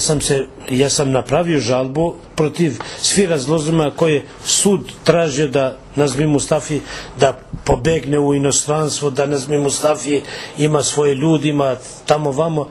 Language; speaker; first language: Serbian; non-native, local second language; Albanian